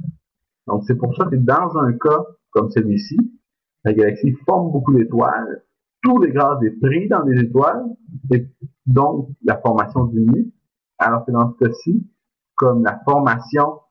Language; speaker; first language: French; native; French